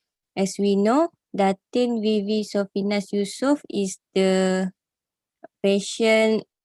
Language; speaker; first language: English; non-native, learner; Malay